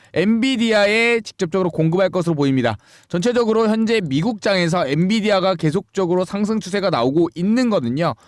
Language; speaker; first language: Korean; native; Korean